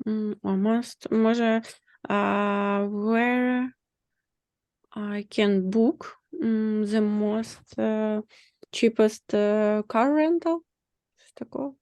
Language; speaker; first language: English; non-native, learner; Ukrainian